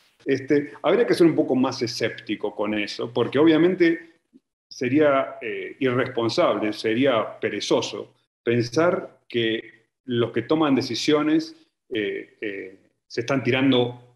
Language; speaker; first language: Spanish; native; Spanish